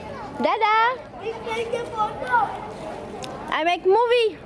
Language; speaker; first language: English; non-native, learner; French